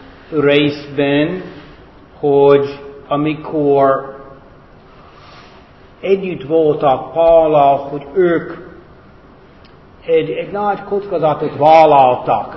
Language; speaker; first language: Hungarian; non-native, fluent; English